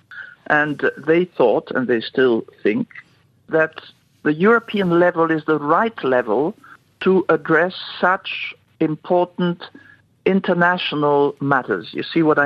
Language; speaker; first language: English; non-native, fluent; French